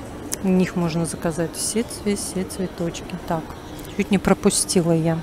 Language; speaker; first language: Russian; native; Russian